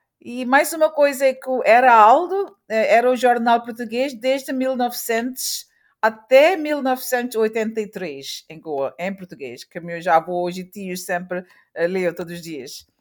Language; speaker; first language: Portuguese; early bilingual, heritage; Portuguese